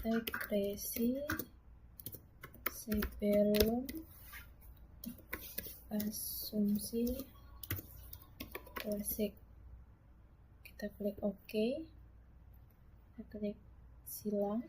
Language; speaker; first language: Indonesian; native; Indonesian